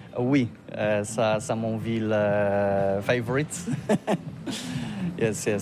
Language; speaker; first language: French; non-native, learner; Polish